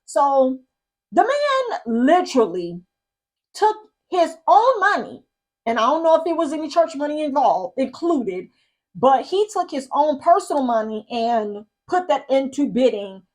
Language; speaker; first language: English; native; English